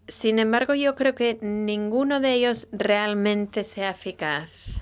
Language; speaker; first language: Spanish; non-native, fluent; Italian